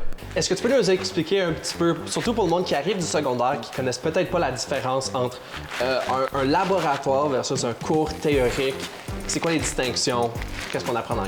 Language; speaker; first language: French; native; French